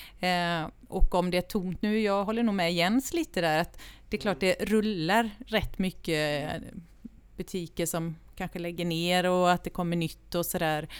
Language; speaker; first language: Swedish; native; Swedish